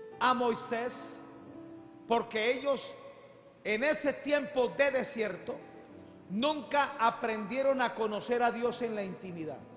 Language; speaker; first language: Spanish; native; Spanish